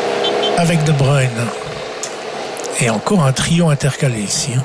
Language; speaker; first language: French; native; French